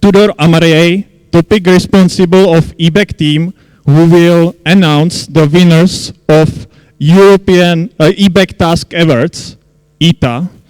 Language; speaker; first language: English; non-native, fluent; Czech